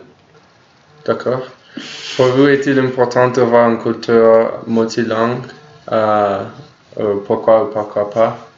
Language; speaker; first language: French; non-native, learner; English